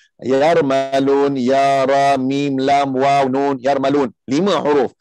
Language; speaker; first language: Malay; early bilingual, heritage; Malay